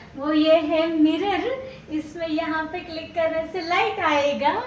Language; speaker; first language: Hindi; non-native, local second language; Marathi